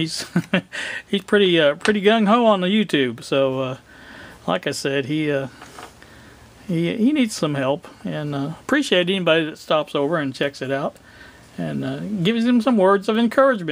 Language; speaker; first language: English; native; English